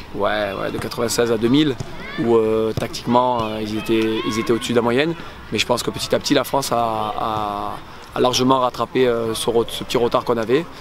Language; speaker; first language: French; native; French